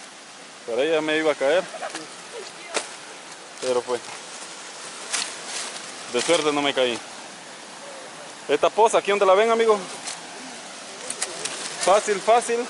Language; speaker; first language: Spanish; native; Spanish